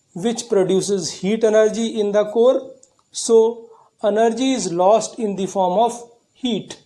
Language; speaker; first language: English; non-native, local second language; Punjabi